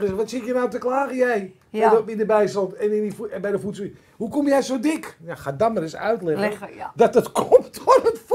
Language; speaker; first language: Dutch; native; Dutch